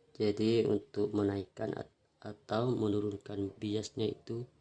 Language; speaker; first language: Indonesian; non-native, local second language; Madurese